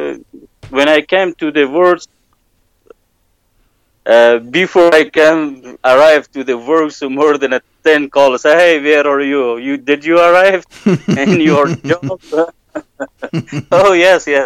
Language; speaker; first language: English; non-native, learner; Persian